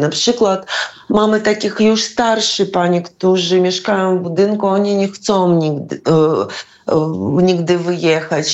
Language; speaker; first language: Polish; non-native, fluent; Ukrainian